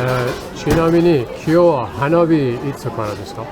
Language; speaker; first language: Japanese; non-native, learner; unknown